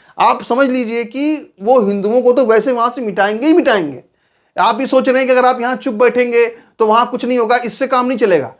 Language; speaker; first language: Hindi; native; Hindi